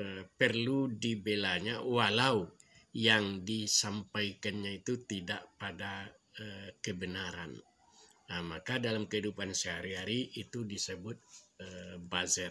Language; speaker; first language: Indonesian; non-native, local second language; Minangkabau